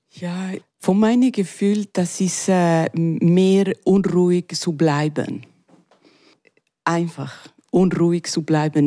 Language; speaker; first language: German; non-native, learner; Spanish